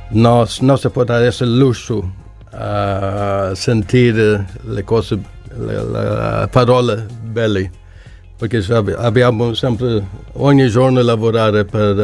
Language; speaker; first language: Italian; non-native, learner; Swedish